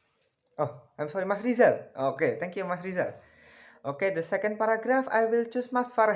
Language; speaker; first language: English; non-native, learner; Indonesian